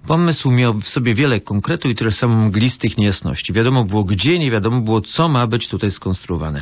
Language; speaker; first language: Polish; native; Polish